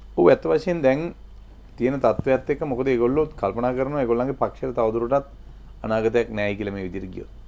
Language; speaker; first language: Sinhala; native; Sinhala